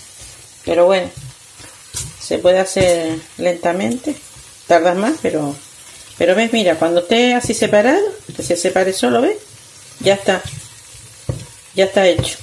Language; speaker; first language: Spanish; native; Spanish